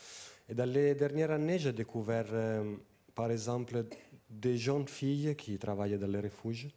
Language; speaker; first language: French; non-native, fluent; Italian